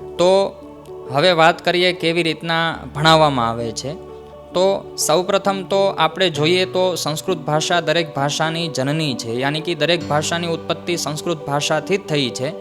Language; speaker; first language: Gujarati; native; Gujarati